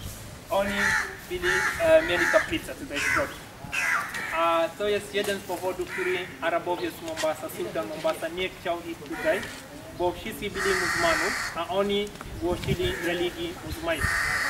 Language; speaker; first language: Polish; non-native, learner; Swahili